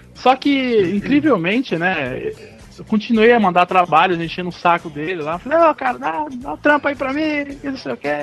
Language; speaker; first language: Portuguese; native; Portuguese